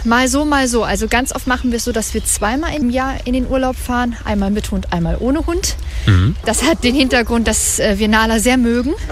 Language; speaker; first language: German; native; German